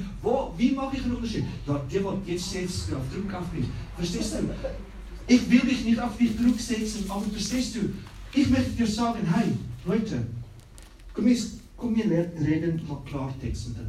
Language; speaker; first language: German; non-native, learner; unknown